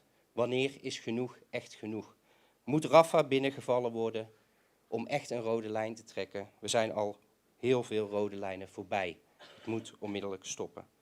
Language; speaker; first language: Dutch; native; Dutch